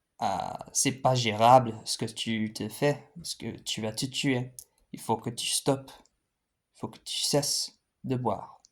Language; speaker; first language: French; non-native, fluent; English